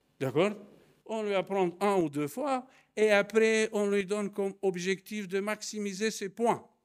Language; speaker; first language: French; non-native, fluent; Romanian